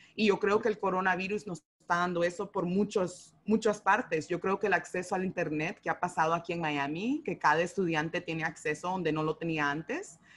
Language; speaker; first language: Spanish; early bilingual, heritage; Spanish